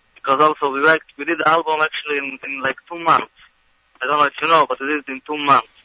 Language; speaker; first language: English; non-native, fluent; Hebrew